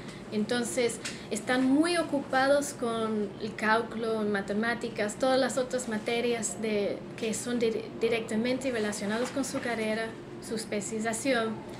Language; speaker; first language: Spanish; non-native, fluent; English